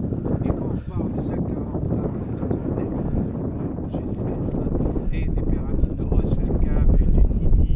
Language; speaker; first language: French; non-native, fluent; Arabic